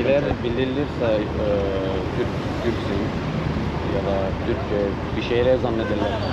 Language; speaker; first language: Turkish; early bilingual, heritage; Armenian